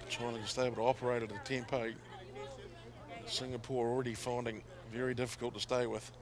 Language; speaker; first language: English; native; English